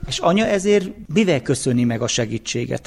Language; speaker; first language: Hungarian; native; Hungarian